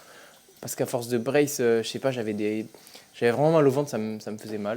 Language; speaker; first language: French; native; French